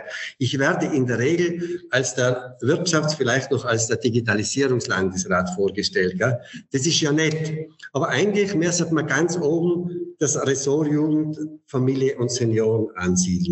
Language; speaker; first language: German; native; German